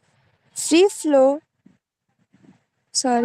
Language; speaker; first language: English; non-native, learner; Hindi